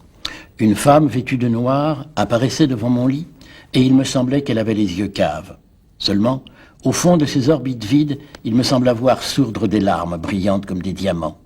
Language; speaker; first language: French; native; French